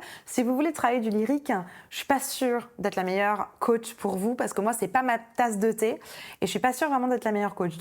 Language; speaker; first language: French; native; French